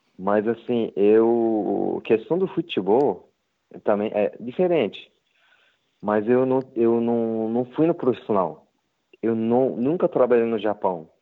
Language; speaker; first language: Portuguese; non-native, learner; Japanese